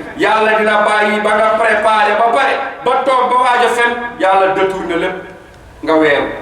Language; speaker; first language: Wolof; non-native, local second language; Fula